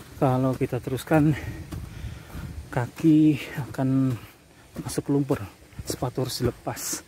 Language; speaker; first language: Indonesian; native; Indonesian